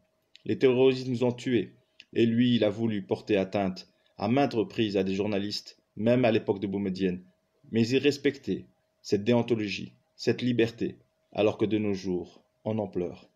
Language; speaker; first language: French; non-native, local second language; Kabyle